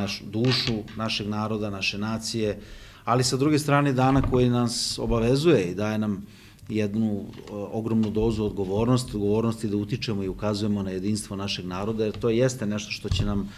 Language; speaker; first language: Bosnian; native; Bosnian